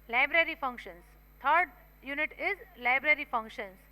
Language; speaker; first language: English; non-native, local second language; Gujarati